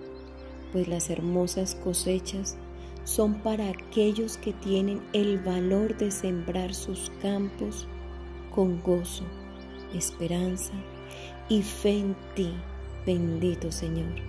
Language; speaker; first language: Spanish; native; Spanish